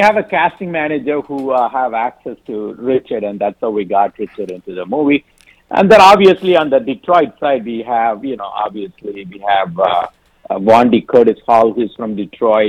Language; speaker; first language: English; non-native, local second language; Tamil